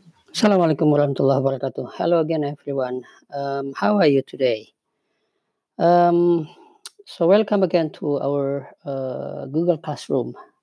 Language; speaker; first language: English; non-native, fluent; Indonesian